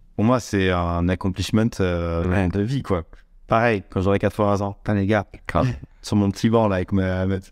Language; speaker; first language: French; native; French